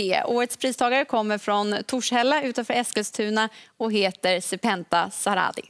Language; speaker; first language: Swedish; native; Swedish